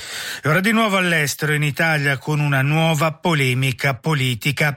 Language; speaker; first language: Italian; native; Italian